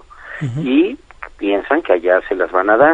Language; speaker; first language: Spanish; native; Spanish